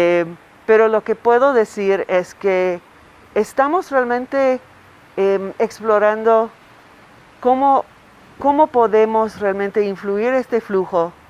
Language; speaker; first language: Spanish; non-native, fluent; English